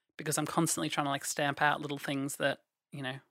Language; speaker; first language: English; native; English